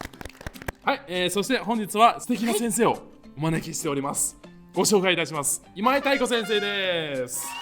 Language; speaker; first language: Japanese; non-native, fluent; Chinese